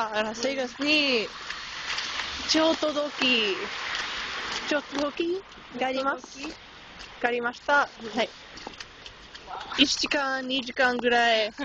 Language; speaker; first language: Japanese; non-native, learner; English